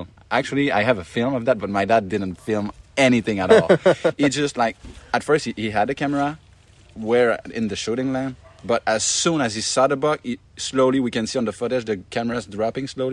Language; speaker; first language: English; non-native, fluent; French